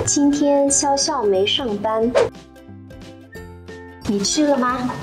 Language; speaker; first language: Chinese; non-native, fluent; Vietnamese